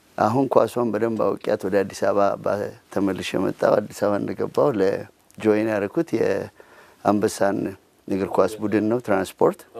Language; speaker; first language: Amharic; native; Amharic